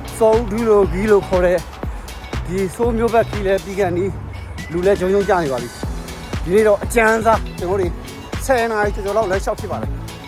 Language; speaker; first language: Burmese; native; Burmese